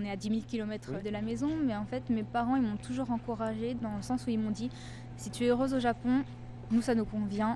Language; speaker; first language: French; native; French